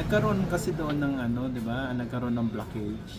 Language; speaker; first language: Filipino; non-native, local second language; Bikol